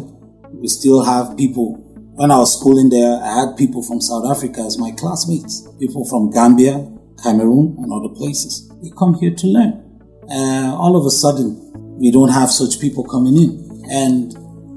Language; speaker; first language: English; non-native, local second language; Hausa